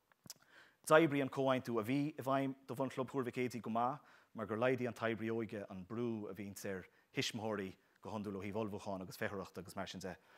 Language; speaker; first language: Irish; native; Irish